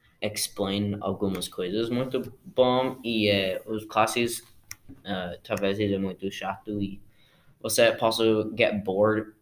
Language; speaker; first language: Portuguese; non-native, learner; English